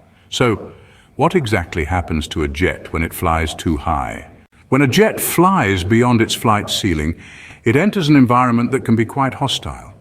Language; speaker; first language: English; native; English